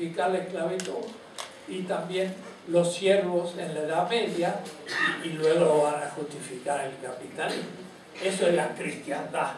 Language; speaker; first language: Spanish; native; Spanish